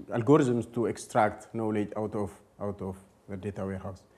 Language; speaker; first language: English; non-native, fluent; Amharic